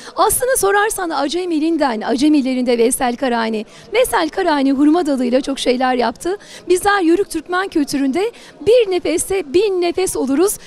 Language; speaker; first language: Turkish; native; Turkish